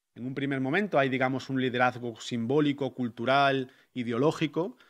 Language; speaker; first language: Spanish; native; Spanish